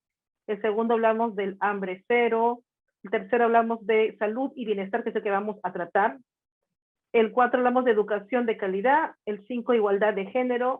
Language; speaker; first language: Spanish; native; Spanish